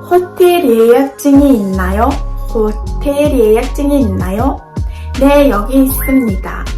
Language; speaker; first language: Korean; non-native, learner; Mongolian